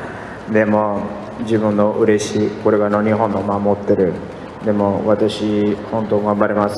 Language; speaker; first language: Japanese; non-native, learner; Portuguese